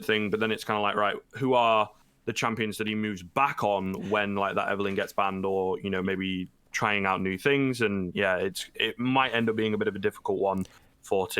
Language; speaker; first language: English; native; English